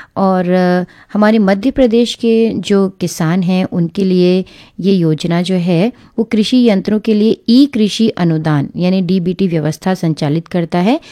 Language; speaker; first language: Hindi; native; Hindi